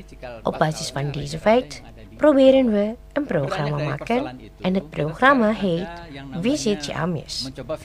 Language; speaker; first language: Dutch; non-native, fluent; Indonesian